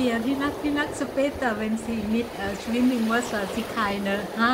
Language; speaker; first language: German; non-native, learner; Thai